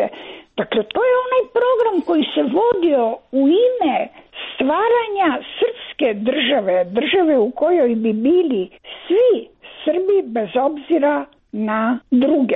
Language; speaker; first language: Croatian; native; Croatian